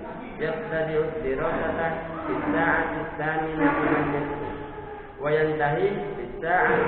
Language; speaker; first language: Arabic; non-native, learner; Indonesian